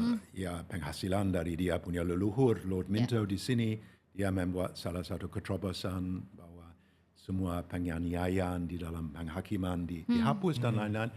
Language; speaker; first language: Indonesian; non-native, fluent; English